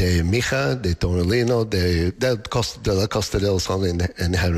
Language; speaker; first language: Spanish; non-native, fluent; English